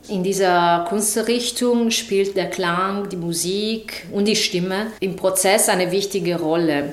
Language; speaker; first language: German; non-native, fluent; Italian